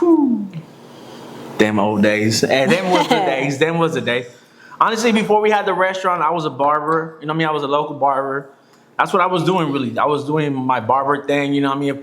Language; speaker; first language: English; native; English